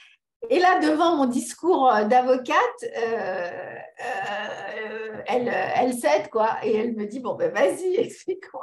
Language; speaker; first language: French; early bilingual, other home language; Spanish